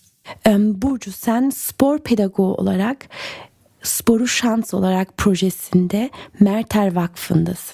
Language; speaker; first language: Turkish; early bilingual, heritage; Turkish